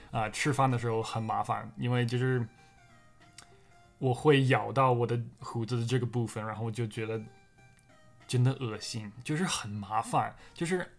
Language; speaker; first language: Chinese; non-native, fluent; English